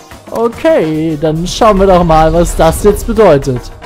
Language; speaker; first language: German; native; German